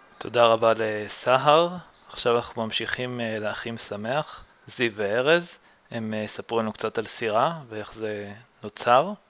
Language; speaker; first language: Hebrew; native; Hebrew